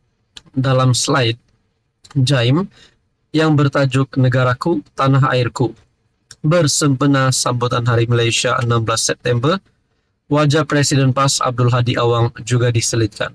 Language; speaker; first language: Malay; native; Malay